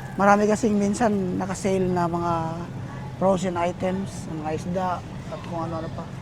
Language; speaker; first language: Filipino; non-native, local second language; Cebuano